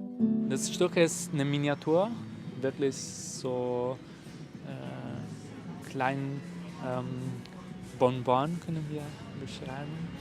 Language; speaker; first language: German; non-native, fluent; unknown